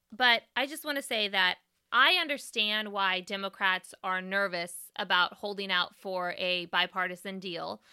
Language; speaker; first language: English; native; English